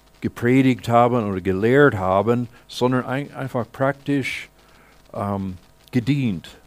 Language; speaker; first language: German; non-native, fluent; English